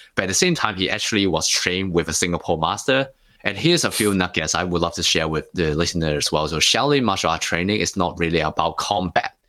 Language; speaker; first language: English; non-native, local second language; Cantonese